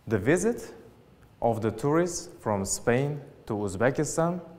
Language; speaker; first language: English; non-native, fluent; Uzbek